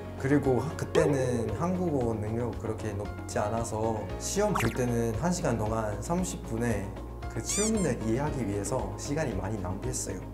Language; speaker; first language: Korean; non-native, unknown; Malay